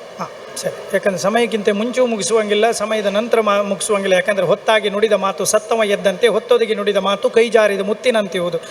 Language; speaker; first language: Kannada; native; Kannada